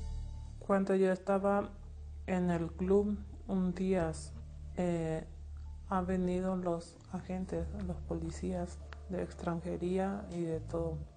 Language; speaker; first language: Spanish; non-native, learner; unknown